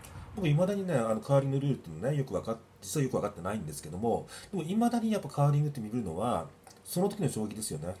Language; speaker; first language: Japanese; native; Japanese